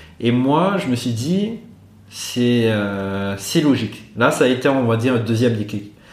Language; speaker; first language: French; non-native, local second language; Malagasy